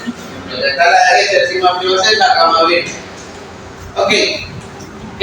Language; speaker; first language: Spanish; native; Spanish